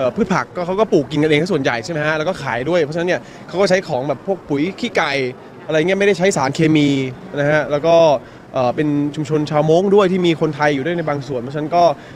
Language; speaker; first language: Thai; native; Thai